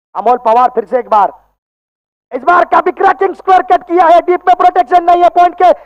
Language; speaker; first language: Hindi; non-native, local second language; Marathi